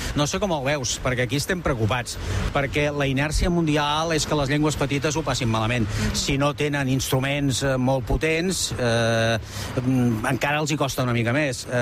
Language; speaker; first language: Catalan; native; Catalan